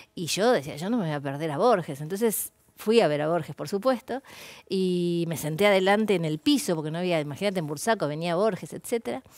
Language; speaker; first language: Spanish; native; Spanish